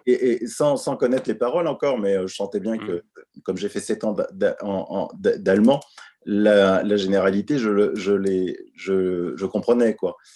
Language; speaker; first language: French; native; French